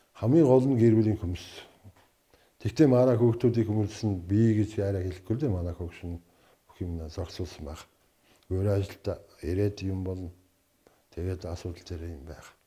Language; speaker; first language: Mongolian; non-native, local second language; Kazakh